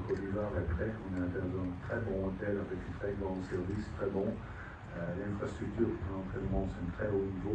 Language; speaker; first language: French; non-native, fluent; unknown